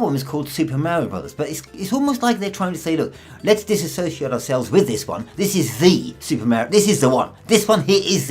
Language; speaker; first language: English; native; English